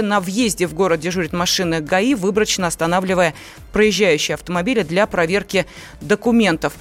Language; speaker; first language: Russian; native; Russian